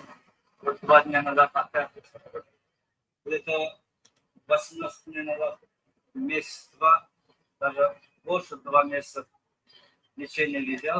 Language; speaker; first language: Russian; non-native, learner; Turkmen